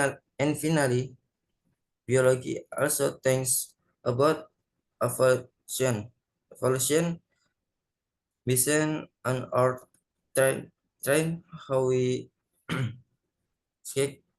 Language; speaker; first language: English; non-native, learner; Indonesian